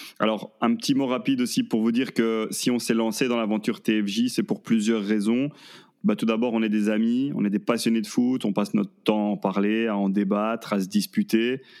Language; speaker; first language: French; native; French